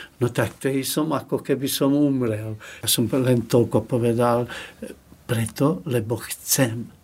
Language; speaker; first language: Slovak; non-native, local second language; Hungarian